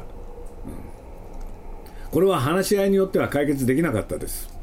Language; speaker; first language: Japanese; native; Japanese